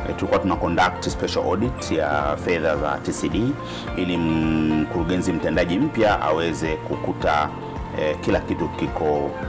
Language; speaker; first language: Swahili; native; Swahili